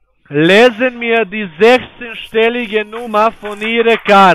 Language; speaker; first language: German; non-native, learner; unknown